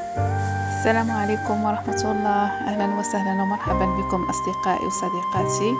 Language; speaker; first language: Arabic; native; Arabic